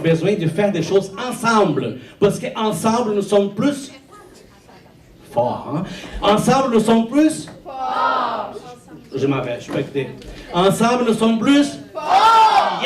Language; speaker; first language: French; non-native, fluent; Portuguese